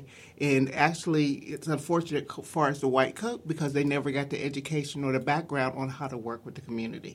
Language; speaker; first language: English; native; English